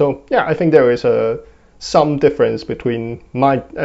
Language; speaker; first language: English; non-native, local second language; Cantonese